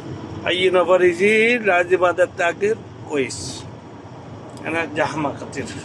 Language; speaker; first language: Arabic; non-native, learner; Bangla